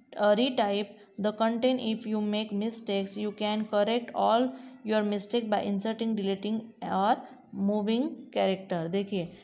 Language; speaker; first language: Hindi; non-native, local second language; Gujarati